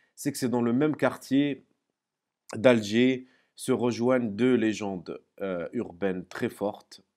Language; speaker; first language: French; non-native, local second language; Arabic